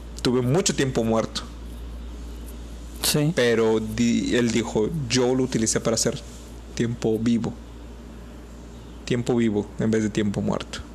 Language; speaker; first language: Spanish; native; Spanish